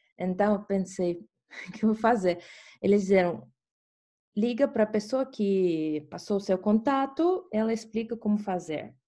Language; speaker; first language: Portuguese; non-native, fluent; Estonian